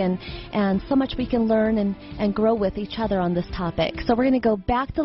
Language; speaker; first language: English; native; English